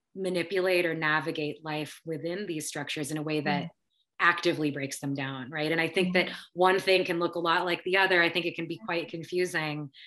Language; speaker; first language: English; early bilingual, other home language; Filipino